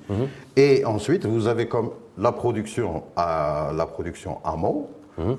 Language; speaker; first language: French; non-native, local second language; Arabic